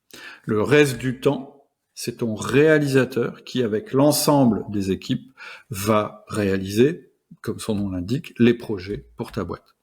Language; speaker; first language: French; native; French